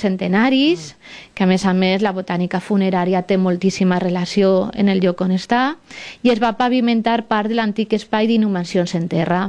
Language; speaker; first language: Catalan; native; Catalan